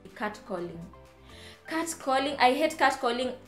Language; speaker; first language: English; non-native, local second language; Kamba